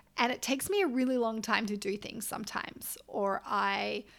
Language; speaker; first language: English; native; English